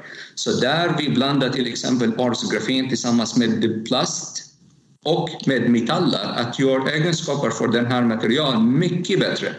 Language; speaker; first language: Swedish; non-native, fluent; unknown